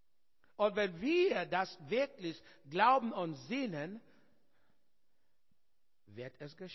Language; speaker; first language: German; non-native, learner; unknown